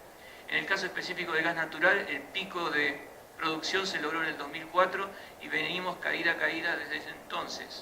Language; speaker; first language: Spanish; native; Spanish